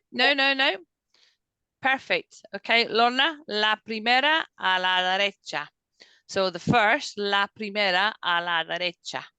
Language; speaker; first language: Spanish; non-native, fluent; English